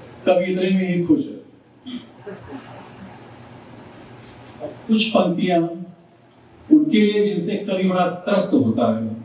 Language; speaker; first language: Hindi; native; Hindi